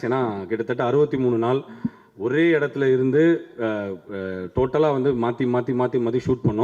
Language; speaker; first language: Tamil; native; Tamil